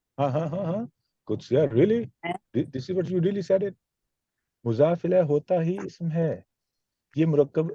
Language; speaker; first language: Urdu; native; Urdu